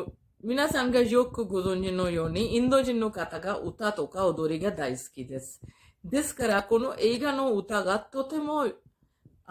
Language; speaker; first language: Japanese; non-native, fluent; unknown